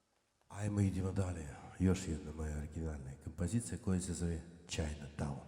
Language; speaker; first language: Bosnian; non-native, learner; Russian